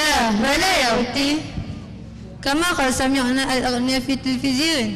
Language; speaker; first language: Arabic; non-native, learner; Malay